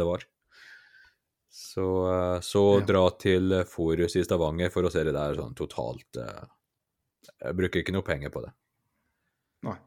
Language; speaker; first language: Norwegian; native; Norwegian